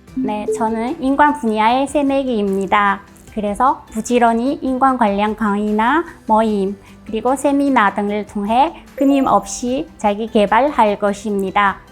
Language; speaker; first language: Korean; non-native, fluent; Chinese